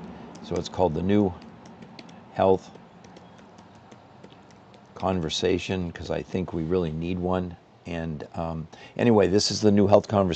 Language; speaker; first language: English; native; English